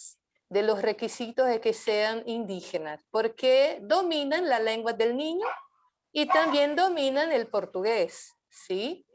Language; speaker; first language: Spanish; non-native, fluent; Portuguese